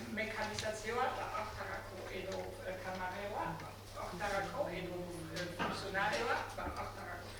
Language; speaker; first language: Basque; non-native, fluent; German